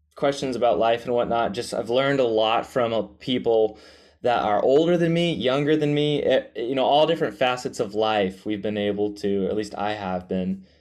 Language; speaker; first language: English; native; English